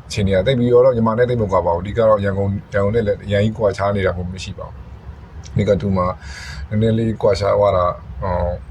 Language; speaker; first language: Burmese; native; Burmese